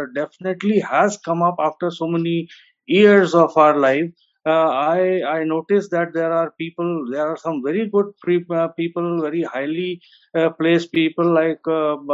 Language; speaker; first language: English; non-native, local second language; Hindi